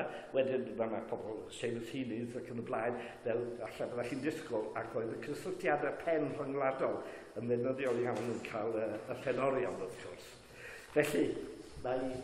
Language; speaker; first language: Welsh; native; Welsh